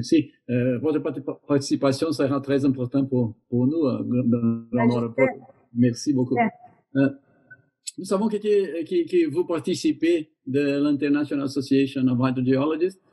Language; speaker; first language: French; non-native, learner; Portuguese